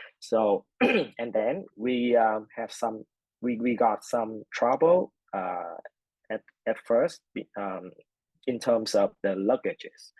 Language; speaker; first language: English; non-native, fluent; Vietnamese